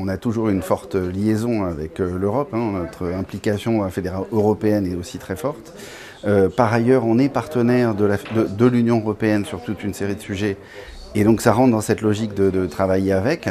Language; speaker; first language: French; native; French